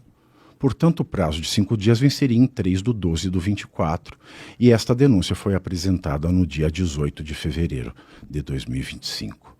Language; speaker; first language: Portuguese; native; Portuguese